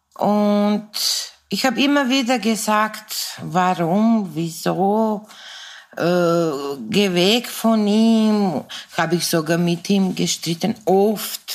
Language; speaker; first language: German; non-native, fluent; Serbian